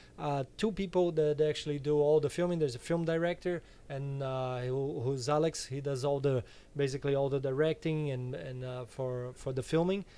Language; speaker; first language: English; non-native, fluent; Portuguese